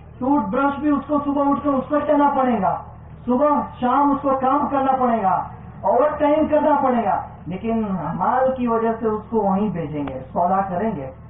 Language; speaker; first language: Urdu; non-native, local second language; Gujarati